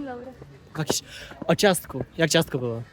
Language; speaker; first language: Polish; non-native, learner; Ukrainian